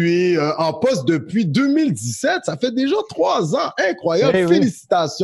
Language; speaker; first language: French; native; French